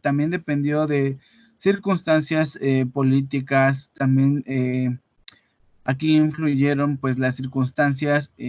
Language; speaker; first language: Spanish; native; Spanish